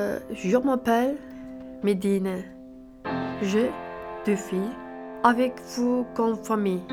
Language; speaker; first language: French; non-native, learner; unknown